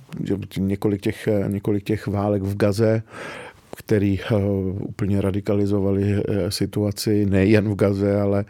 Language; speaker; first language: Czech; early bilingual, other home language; Arabic